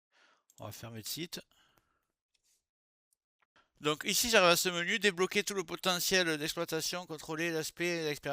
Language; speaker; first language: French; native; French